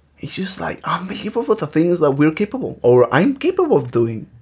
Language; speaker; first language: English; early bilingual, other home language; Spanish